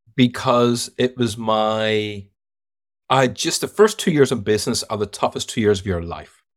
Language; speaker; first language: English; native; English